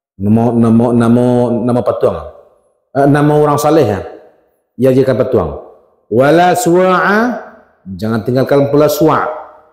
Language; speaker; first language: Malay; non-native, local second language; Minangkabau